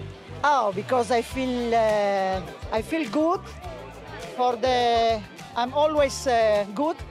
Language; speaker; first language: English; non-native, learner; Italian